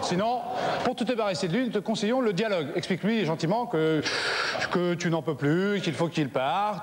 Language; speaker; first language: French; native; French